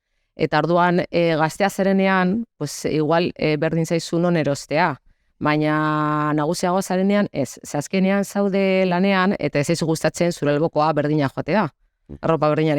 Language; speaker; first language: Basque; non-native, local second language; Spanish